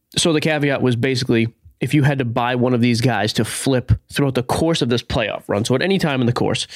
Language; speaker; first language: English; native; English